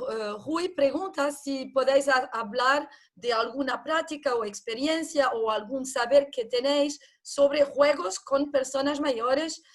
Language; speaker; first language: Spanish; non-native, fluent; Portuguese